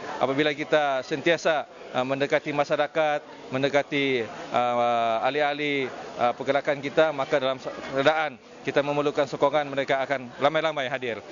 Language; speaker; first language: Malay; native; Malay